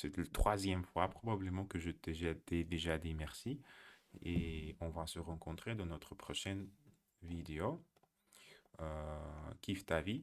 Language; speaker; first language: French; non-native, learner; Russian